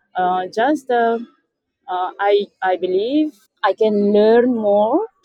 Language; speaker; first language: English; non-native, fluent; Russian